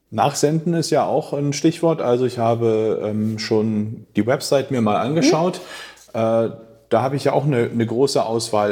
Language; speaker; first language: German; native; German